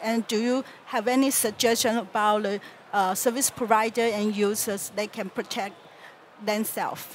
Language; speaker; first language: English; non-native, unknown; Chinese